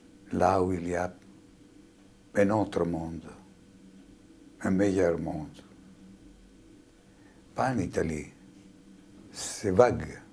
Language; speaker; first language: French; non-native, fluent; Greek